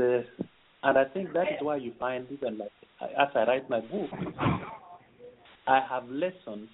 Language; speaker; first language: English; non-native, local second language; Acoli